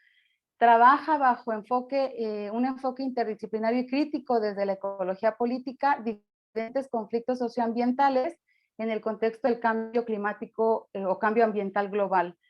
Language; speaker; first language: Spanish; native; Spanish